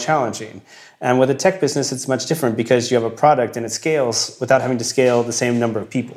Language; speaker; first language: English; native; English